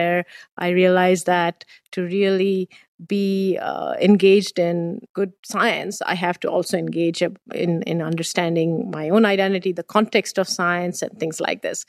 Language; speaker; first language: English; non-native, local second language; Bangla